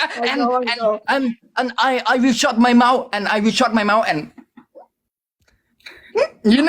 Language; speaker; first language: English; non-native, learner; Thai